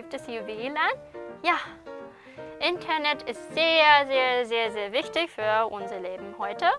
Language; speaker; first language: German; non-native, fluent; Korean